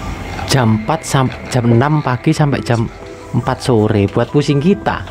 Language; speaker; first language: Indonesian; native; Indonesian